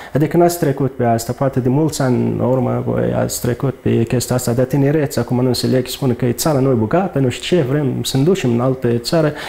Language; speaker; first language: Romanian; non-native, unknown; Arabic